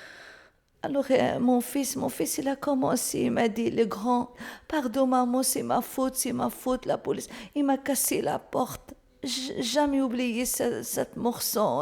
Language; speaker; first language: French; non-native, learner; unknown